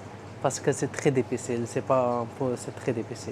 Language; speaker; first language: French; non-native, learner; Persian